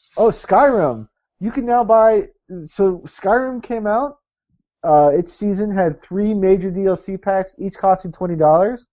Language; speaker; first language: English; native; English